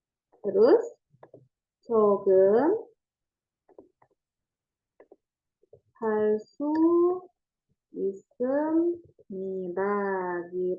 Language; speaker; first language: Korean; non-native, learner; Indonesian